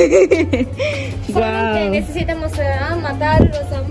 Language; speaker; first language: Spanish; non-native, learner; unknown